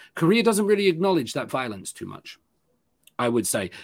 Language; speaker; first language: English; native; English